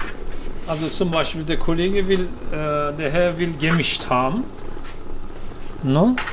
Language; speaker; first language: German; non-native, fluent; Turkish